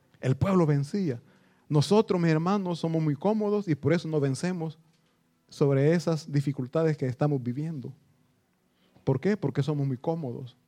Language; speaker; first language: Spanish; native; Spanish